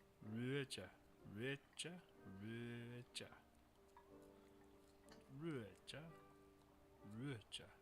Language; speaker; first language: Chinese; non-native, learner; English